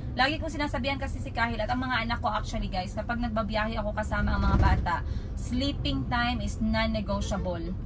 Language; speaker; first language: Filipino; native; Filipino